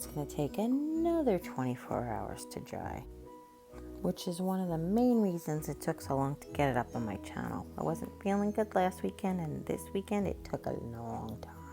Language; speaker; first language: English; native; English